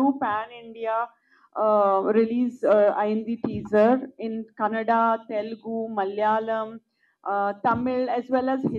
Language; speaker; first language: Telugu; non-native, local second language; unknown